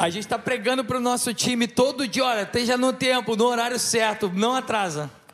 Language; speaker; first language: Portuguese; native; Portuguese